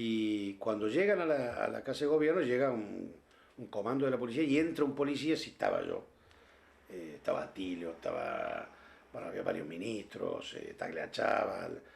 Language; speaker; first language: Spanish; native; Spanish